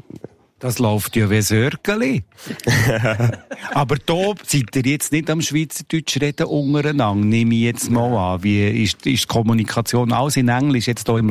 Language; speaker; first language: German; native; German